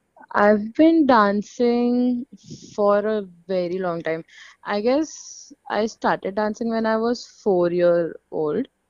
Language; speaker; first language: English; non-native, local second language; Hindi